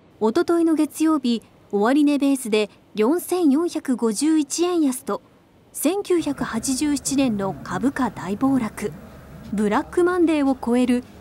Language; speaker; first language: Japanese; native; Japanese